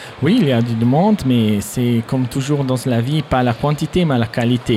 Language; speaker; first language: French; non-native, fluent; German